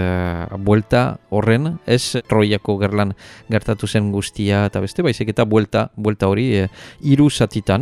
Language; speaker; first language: Basque; native; Basque